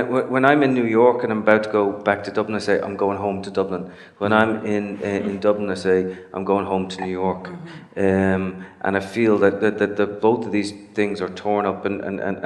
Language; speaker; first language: English; native; English